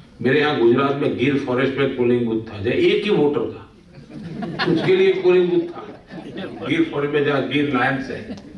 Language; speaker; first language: Hindi; non-native, local second language; Gujarati